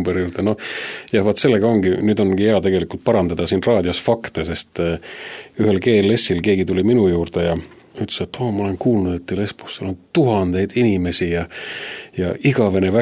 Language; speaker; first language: Estonian; native; Estonian